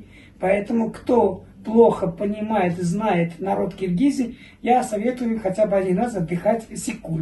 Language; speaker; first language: Russian; native; Russian